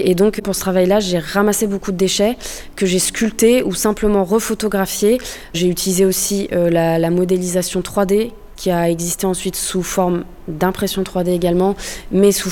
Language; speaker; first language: French; native; French